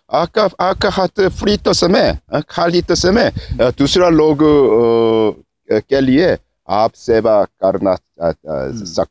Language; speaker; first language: Hindi; non-native, learner; Korean